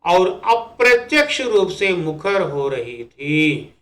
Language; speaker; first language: Hindi; non-native, local second language; Telugu